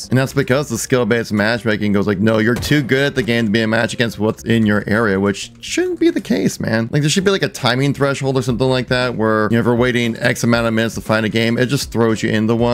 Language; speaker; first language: English; native; English